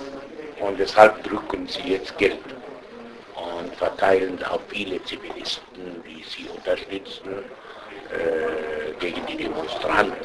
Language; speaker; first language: German; non-native, fluent; Arabic